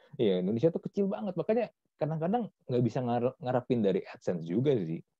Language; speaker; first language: Indonesian; native; Indonesian